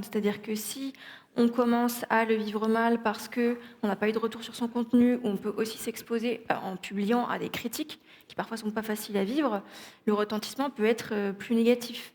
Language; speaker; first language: French; native; French